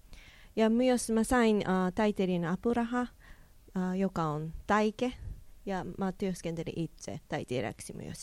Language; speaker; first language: Finnish; non-native, learner; Japanese